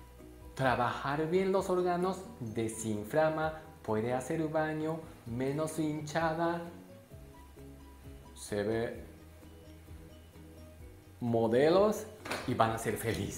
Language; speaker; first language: Spanish; non-native, learner; Japanese